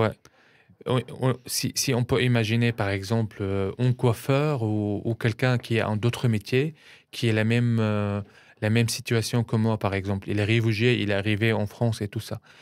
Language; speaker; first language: French; non-native, fluent; Arabic